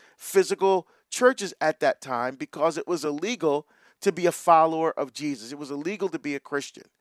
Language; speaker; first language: English; native; English